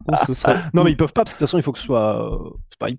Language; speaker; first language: French; native; French